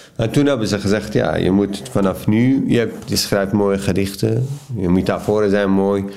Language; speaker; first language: Dutch; non-native, fluent; Arabic